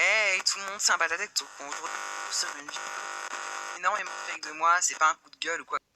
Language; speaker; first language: French; native; French